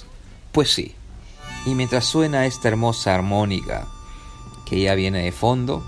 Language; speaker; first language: Spanish; native; Spanish